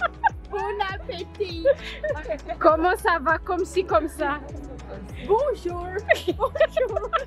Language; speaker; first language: French; non-native, learner; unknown